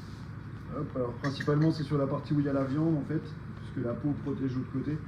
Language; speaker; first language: French; native; French